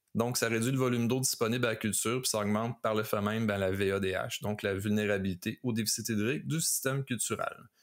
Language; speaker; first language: French; native; French